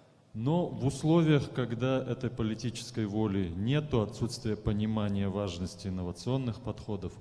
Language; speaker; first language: Russian; native; Russian